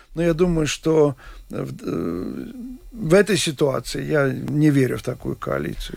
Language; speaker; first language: Russian; non-native, local second language; Latvian